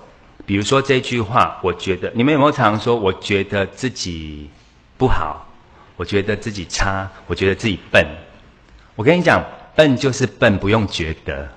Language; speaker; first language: Chinese; native; Chinese